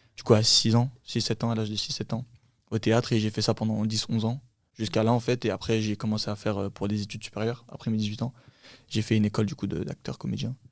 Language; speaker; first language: French; early bilingual, other home language; Turkish